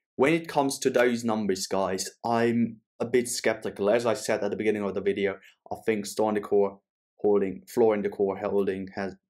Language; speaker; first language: English; non-native, fluent; German